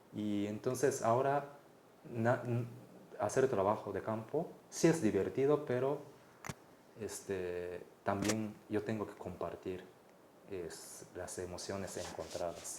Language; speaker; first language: Spanish; non-native, fluent; Japanese